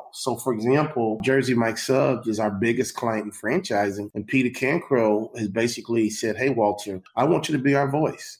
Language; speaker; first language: English; native; English